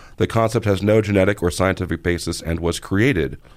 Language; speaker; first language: English; native; English